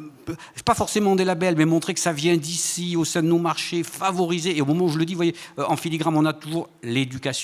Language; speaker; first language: French; native; French